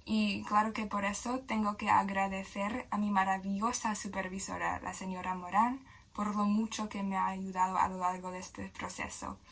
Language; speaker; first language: Spanish; non-native, fluent; English